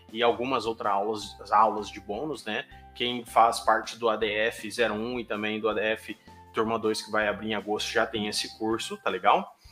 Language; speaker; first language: Portuguese; native; Portuguese